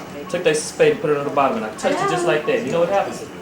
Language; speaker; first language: English; native; English